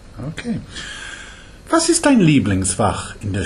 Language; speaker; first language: German; non-native, fluent; English